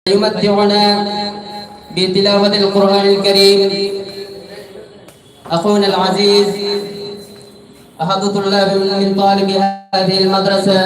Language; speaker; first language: Arabic; non-native, learner; Bangla